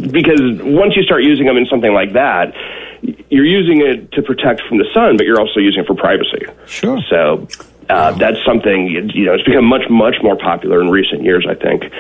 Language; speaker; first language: English; native; English